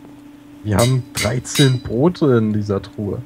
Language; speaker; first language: German; native; German